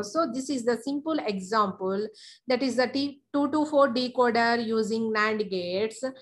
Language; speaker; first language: English; non-native, local second language; Telugu